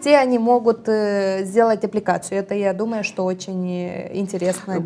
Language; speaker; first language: Russian; non-native, local second language; Romanian